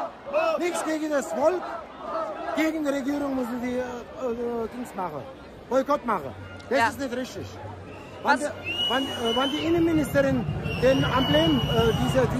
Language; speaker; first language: German; non-native, fluent; Turkish